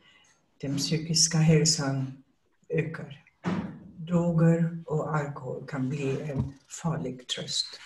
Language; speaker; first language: Swedish; non-native, fluent; German